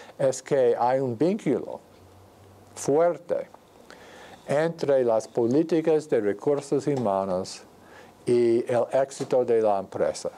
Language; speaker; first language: Spanish; non-native, fluent; English